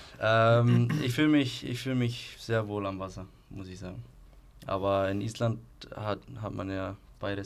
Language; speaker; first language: German; non-native, fluent; Icelandic